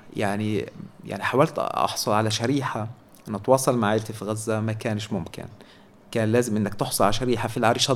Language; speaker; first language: Arabic; native; Arabic